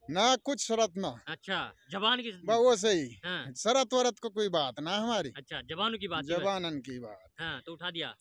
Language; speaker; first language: Hindi; native; Hindi